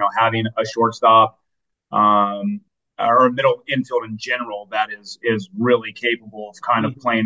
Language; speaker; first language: English; native; English